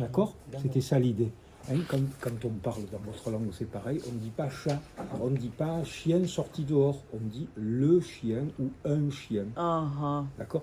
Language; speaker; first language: French; native; French